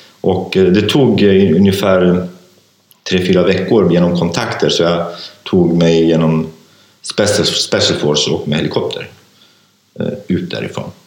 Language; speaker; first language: Swedish; non-native, fluent; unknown